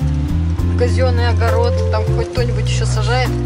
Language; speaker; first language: Russian; native; Russian